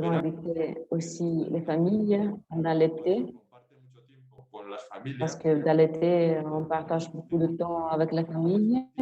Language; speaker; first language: French; non-native, fluent; Italian